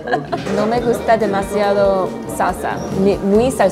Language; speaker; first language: Spanish; non-native, learner; Korean